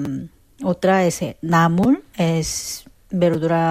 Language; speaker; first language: Spanish; non-native, learner; Korean